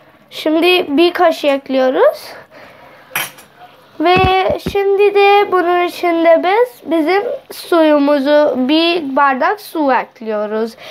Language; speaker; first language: Turkish; non-native, learner; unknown